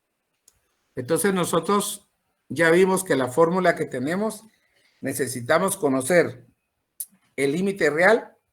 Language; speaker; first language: Spanish; native; Spanish